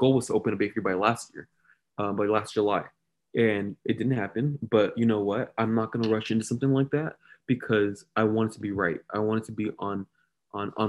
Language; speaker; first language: English; native; English